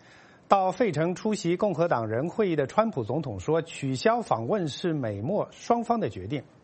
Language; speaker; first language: Chinese; native; Chinese